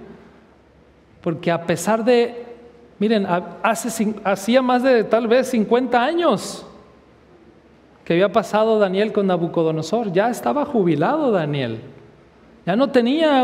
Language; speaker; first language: Spanish; native; Spanish